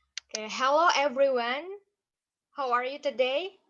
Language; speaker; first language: English; non-native, fluent; Indonesian